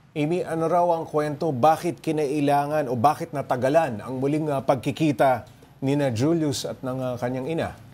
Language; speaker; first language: Filipino; native; Filipino